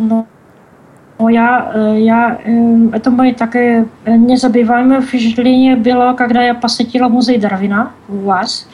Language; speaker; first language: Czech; non-native, learner; Russian